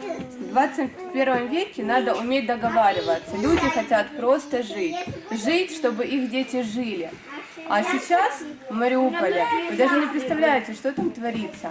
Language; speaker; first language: Russian; native; Russian